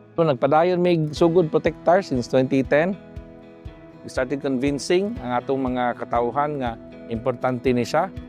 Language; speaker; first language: Cebuano; native; Cebuano